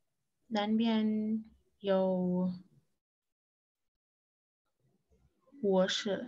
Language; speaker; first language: Chinese; non-native, learner; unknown